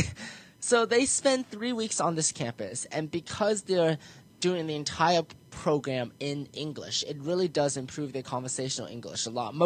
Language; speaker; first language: English; native; English